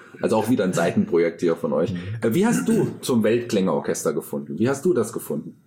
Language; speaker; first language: German; native; German